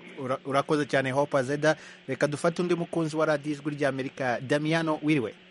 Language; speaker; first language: Kinyarwanda; native; Kinyarwanda